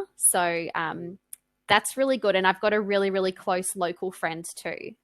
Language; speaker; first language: English; native; English